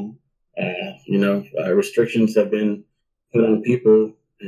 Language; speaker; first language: English; early bilingual, other home language; Spanish